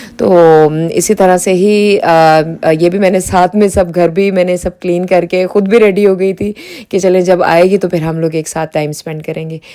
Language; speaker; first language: Urdu; native; Urdu